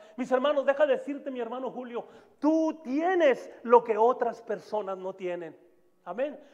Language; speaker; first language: Spanish; native; Spanish